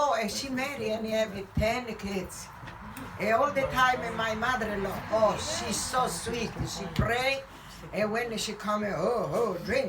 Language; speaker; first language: English; non-native, learner; Italian